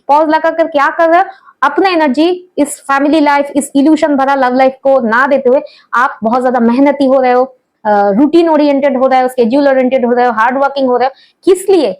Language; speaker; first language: Hindi; non-native, local second language; Bangla